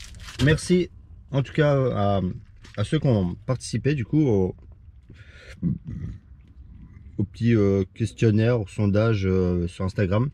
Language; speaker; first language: French; native; French